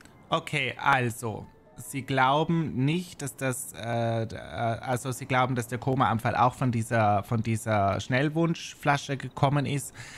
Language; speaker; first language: German; native; German